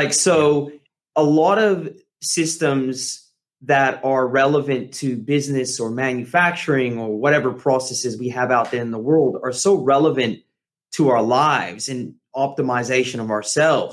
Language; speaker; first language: English; native; English